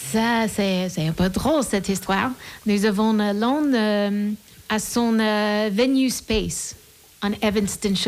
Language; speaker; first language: French; non-native, learner; English